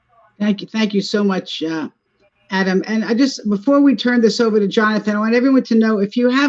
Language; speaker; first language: English; native; English